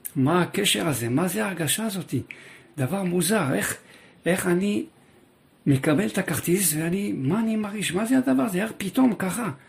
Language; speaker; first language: Hebrew; non-native, fluent; French